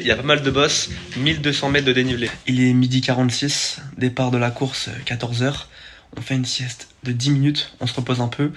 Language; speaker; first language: French; native; French